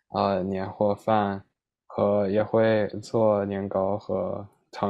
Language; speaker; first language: Chinese; early bilingual, heritage; Chinese